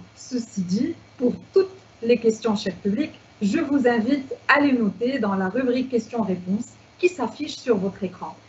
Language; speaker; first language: French; non-native, local second language; Arabic